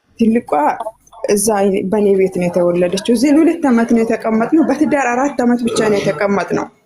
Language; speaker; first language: Amharic; non-native, local second language; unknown